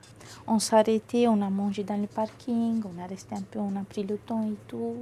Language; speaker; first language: French; non-native, fluent; Romanian